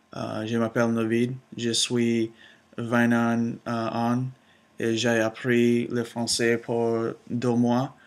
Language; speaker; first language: French; non-native, learner; Urdu